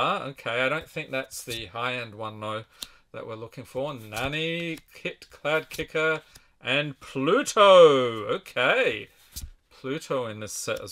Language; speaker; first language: English; native; English